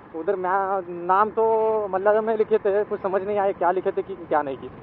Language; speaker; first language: Hindi; non-native, local second language; Marathi